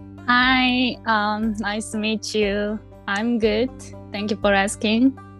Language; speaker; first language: English; non-native, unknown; Korean